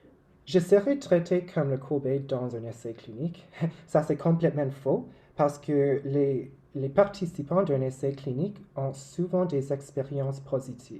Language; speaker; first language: French; non-native, local second language; English